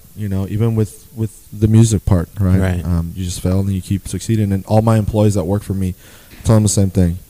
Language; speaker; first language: English; native; English